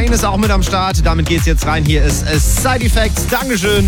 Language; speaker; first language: German; native; German